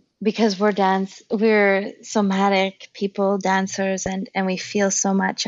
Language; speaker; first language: English; native; English